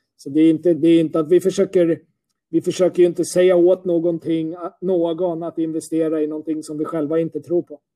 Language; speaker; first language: Swedish; native; Swedish